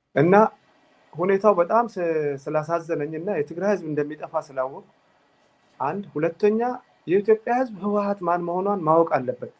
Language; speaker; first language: Amharic; non-native, local second language; Tigrinya